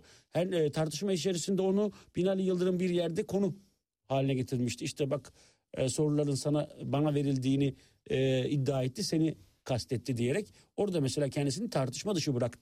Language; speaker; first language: Turkish; native; Turkish